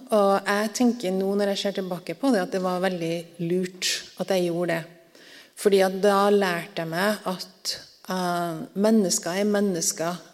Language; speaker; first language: Norwegian; native; Norwegian